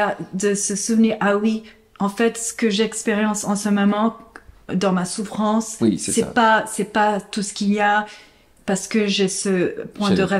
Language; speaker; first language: French; non-native, fluent; English